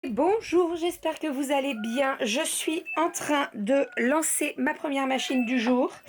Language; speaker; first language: French; native; French